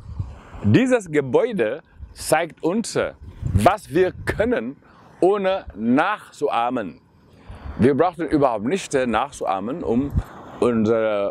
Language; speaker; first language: German; non-native, fluent; Wolof